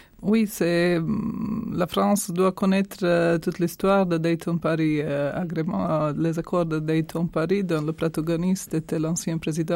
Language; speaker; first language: French; non-native, fluent; Croatian